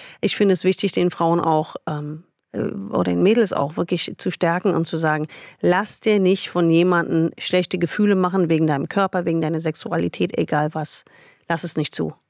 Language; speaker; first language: German; non-native, fluent; English